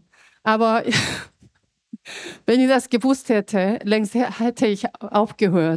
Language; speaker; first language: German; non-native, fluent; Korean